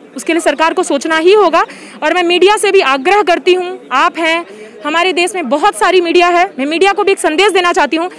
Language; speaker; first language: Hindi; native; Hindi